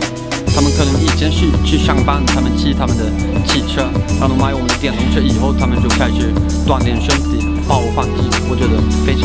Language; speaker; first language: Chinese; non-native, fluent; Swedish